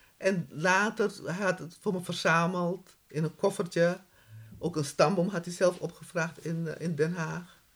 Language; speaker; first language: Dutch; native; Dutch